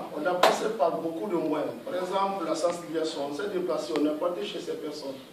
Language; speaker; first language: French; non-native, local second language; Fula